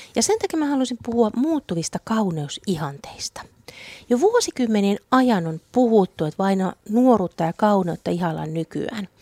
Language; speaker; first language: Finnish; native; Finnish